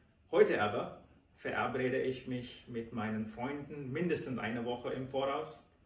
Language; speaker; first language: German; non-native, fluent; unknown